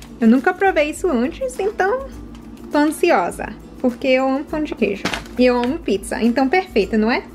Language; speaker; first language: Portuguese; early bilingual, heritage; Portuguese